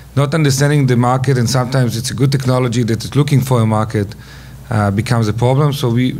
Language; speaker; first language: English; non-native, fluent; Hebrew